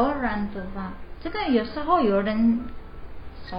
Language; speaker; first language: Chinese; non-native, learner; Indonesian